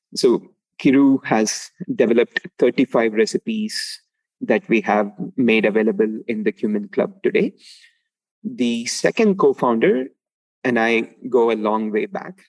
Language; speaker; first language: English; non-native, local second language; Tamil